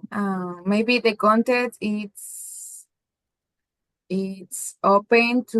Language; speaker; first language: English; non-native, learner; Spanish